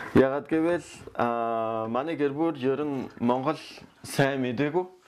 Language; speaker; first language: Mongolian; non-native, learner; French